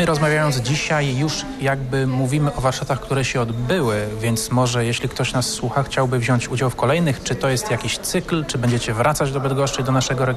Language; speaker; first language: Polish; native; Polish